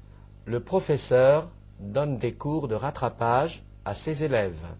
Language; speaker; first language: French; non-native, fluent; Chinese